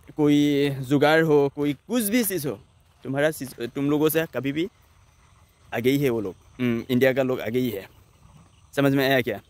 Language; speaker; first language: Hindi; non-native, local second language; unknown